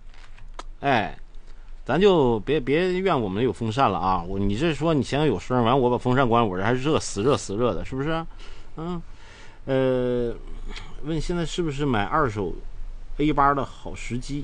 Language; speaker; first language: Chinese; native; Chinese